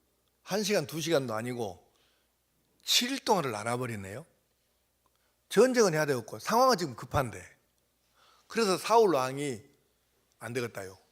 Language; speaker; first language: Korean; native; Korean